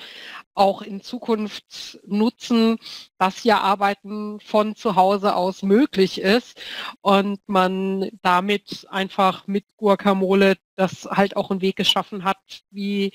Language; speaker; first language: German; native; German